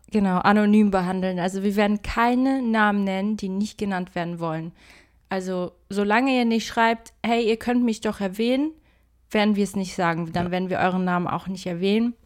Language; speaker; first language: German; early bilingual, other home language; Portuguese